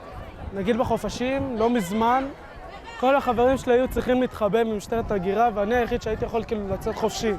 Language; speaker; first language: Hebrew; early bilingual, other home language; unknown